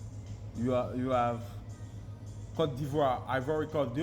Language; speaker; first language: English; non-native, learner; French